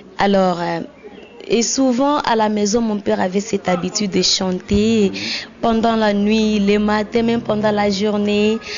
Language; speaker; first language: French; non-native, local second language; Swahili